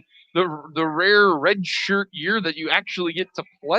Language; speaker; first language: English; native; English